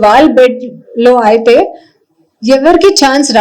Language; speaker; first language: Telugu; non-native, learner; Hindi